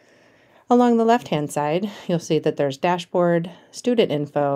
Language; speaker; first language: English; native; English